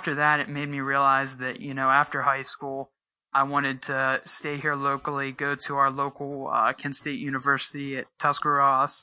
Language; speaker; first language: English; native; English